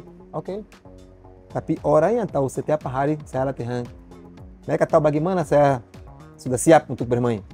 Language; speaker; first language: Indonesian; non-native, learner; Portuguese